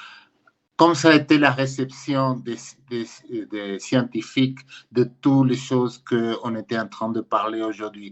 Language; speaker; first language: French; non-native, fluent; Spanish